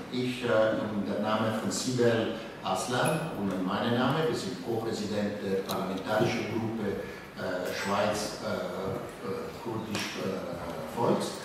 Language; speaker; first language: German; non-native, local second language; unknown